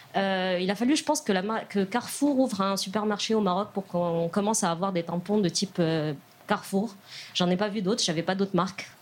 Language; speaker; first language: French; non-native, local second language; Arabic